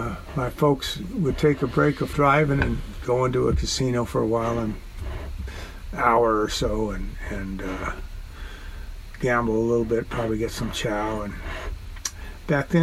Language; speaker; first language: English; native; English